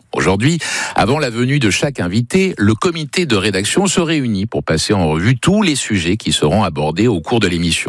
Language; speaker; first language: French; native; French